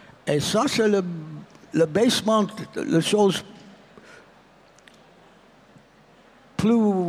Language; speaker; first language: French; non-native, learner; English